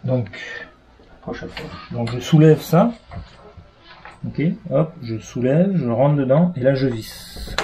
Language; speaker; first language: French; native; French